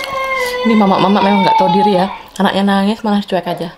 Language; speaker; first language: Indonesian; native; Indonesian